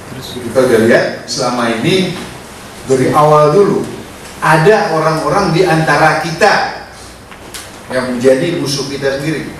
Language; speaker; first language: Indonesian; non-native, local second language; Punjabi